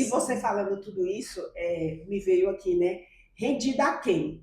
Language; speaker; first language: Portuguese; native; Portuguese